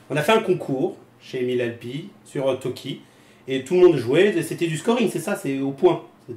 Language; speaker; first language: French; native; French